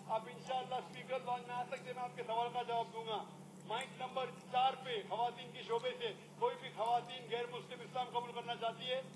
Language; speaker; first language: Hindi; non-native, local second language; Konkani